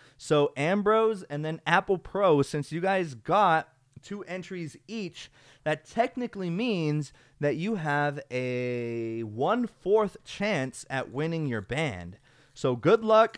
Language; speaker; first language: English; early bilingual, other home language; Spanish